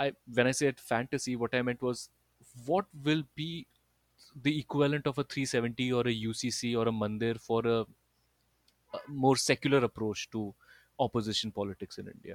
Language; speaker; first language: English; non-native, local second language; Bangla